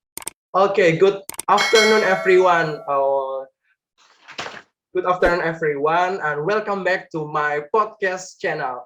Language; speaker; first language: English; non-native, learner; Indonesian